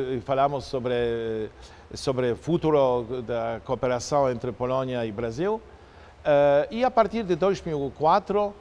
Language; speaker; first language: Portuguese; non-native, fluent; Polish